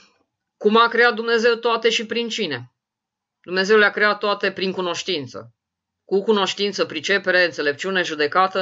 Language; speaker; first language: Romanian; native; Romanian